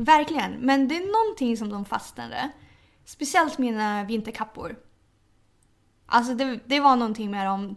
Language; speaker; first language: Swedish; early bilingual, other home language; Thai